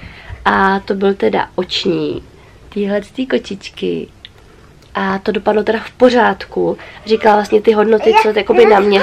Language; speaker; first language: Czech; native; Czech